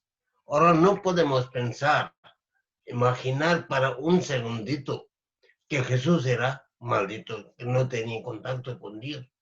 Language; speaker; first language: Spanish; non-native, learner; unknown